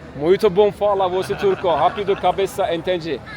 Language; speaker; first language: Portuguese; non-native, learner; Turkish